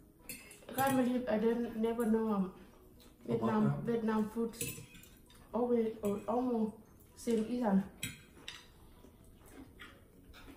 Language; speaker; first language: English; non-native, learner; Thai